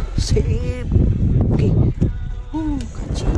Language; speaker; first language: Malay; native; Malay